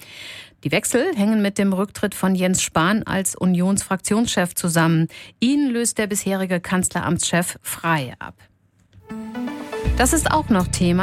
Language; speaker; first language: German; native; German